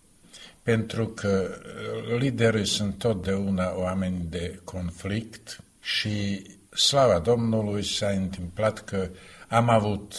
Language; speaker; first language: Romanian; non-native, fluent; Slovak